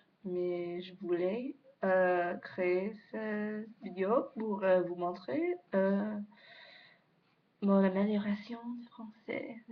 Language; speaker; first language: French; non-native, learner; English